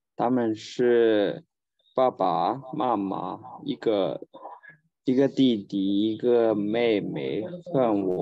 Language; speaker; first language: Chinese; non-native, learner; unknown